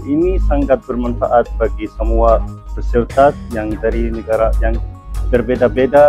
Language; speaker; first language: Indonesian; non-native, learner; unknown